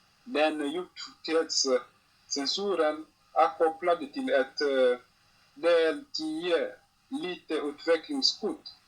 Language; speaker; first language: Swedish; non-native, learner; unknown